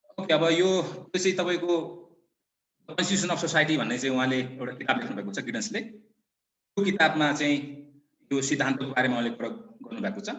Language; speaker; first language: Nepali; non-native, local second language; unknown